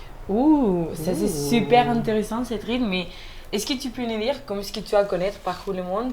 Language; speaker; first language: French; non-native, learner; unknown